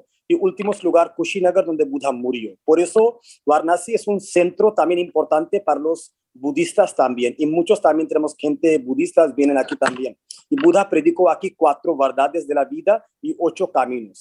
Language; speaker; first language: Spanish; non-native, fluent; Hindi